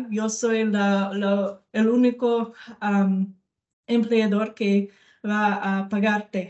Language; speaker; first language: Spanish; non-native, learner; English